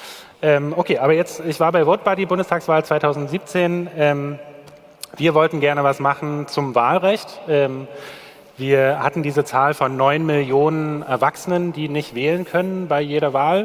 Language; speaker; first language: German; native; German